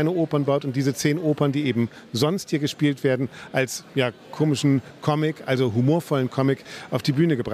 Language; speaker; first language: German; native; German